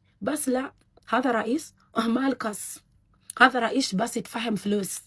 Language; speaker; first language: Arabic; non-native, learner; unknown